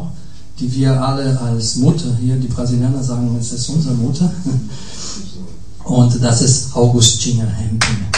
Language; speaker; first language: German; non-native, fluent; Portuguese